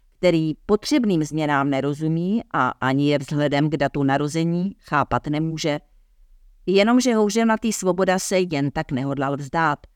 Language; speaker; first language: Czech; native; Czech